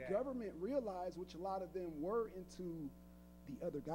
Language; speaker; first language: English; native; English